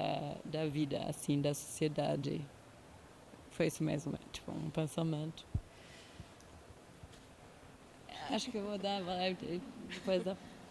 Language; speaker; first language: Portuguese; non-native, fluent; German